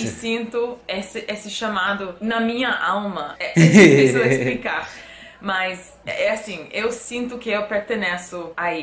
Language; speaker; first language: Portuguese; non-native, fluent; English